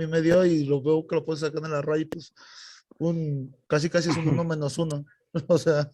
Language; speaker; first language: Spanish; native; Spanish